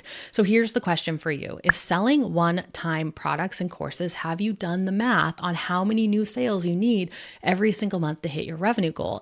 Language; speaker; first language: English; native; English